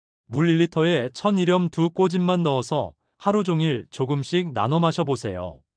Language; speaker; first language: Korean; native; Korean